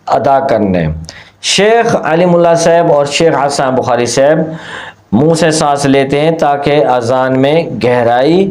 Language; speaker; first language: Urdu; non-native, local second language; Punjabi